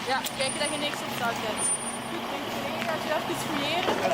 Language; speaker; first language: Dutch; native; Dutch